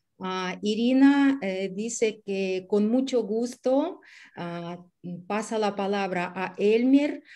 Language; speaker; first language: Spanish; non-native, fluent; Russian